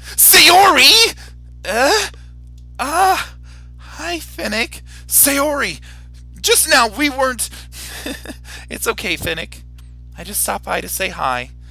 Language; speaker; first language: English; native; English